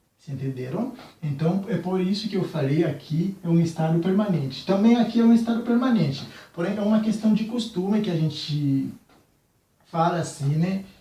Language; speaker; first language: Portuguese; non-native, fluent; Haitian Creole